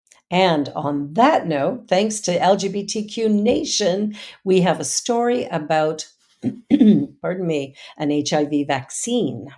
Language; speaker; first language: English; native; English